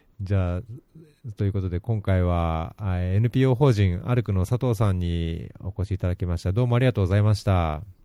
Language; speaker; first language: Japanese; native; Japanese